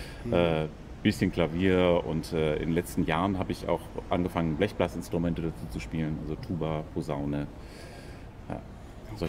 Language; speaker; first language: German; native; German